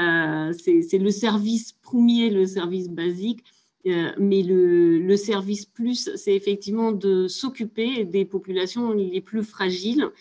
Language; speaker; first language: French; native; French